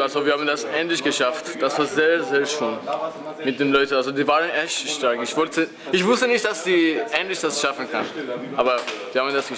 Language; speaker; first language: German; non-native, learner; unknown